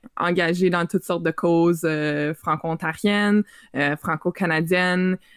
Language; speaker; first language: French; native; French